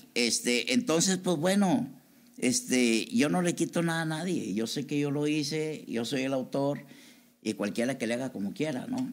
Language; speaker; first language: Spanish; native; Spanish